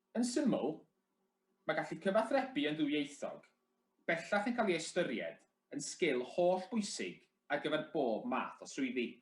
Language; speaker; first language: Welsh; native; Welsh